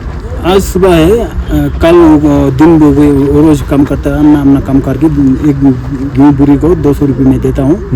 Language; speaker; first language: Hindi; non-native, local second language; Tibetan